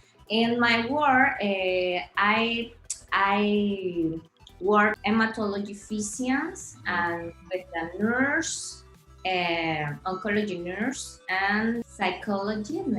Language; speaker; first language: English; non-native, learner; Spanish